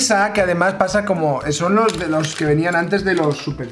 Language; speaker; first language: Spanish; native; Spanish